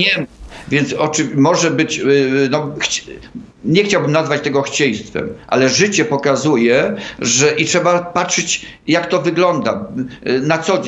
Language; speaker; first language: Polish; native; Polish